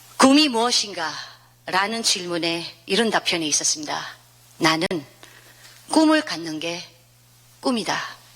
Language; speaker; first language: Korean; non-native, fluent; Filipino